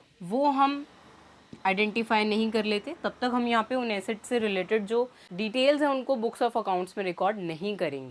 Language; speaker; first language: Hindi; native; Hindi